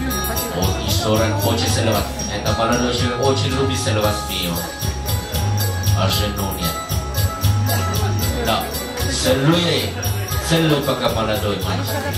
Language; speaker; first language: Russian; non-native, learner; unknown